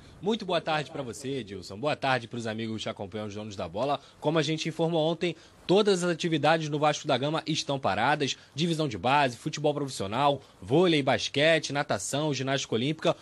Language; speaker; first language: Portuguese; native; Portuguese